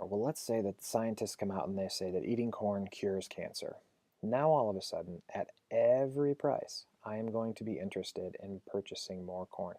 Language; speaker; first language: English; native; English